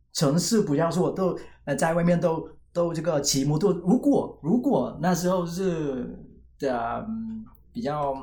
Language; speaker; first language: Chinese; non-native, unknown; Vietnamese